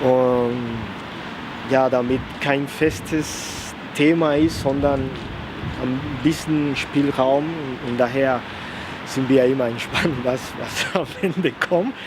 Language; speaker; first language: German; non-native, fluent; Spanish